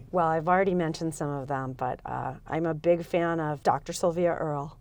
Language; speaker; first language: English; native; English